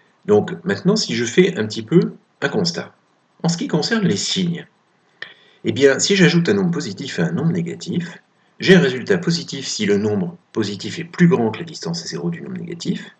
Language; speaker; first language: French; native; French